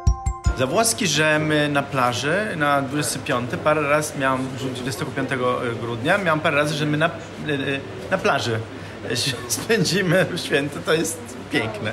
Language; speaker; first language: Polish; non-native, fluent; Italian